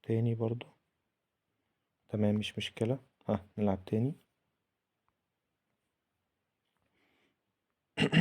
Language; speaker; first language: Arabic; native; Arabic